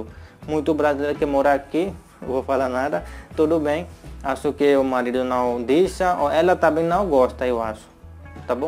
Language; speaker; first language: Portuguese; non-native, learner; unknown